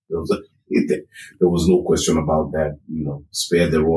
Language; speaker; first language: English; non-native, local second language; Kikuyu